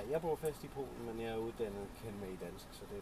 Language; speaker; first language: Danish; non-native, fluent; Polish